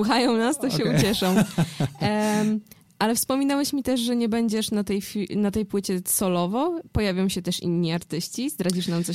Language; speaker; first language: Polish; native; Polish